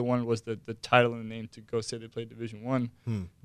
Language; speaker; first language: English; native; English